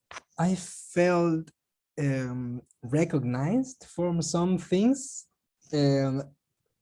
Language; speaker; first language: English; non-native, learner; Spanish